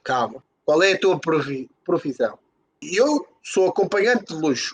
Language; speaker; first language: Portuguese; native; Portuguese